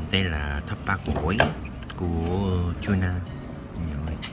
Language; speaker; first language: Vietnamese; non-native, learner; Korean